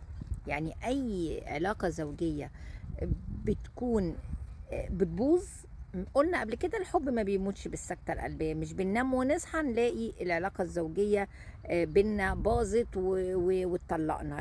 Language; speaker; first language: Arabic; native; Arabic